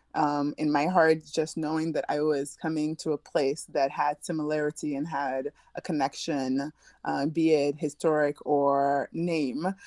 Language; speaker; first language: English; early bilingual, other home language; French